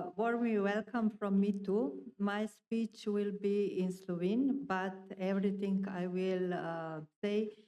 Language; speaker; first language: English; non-native, fluent; Slovenian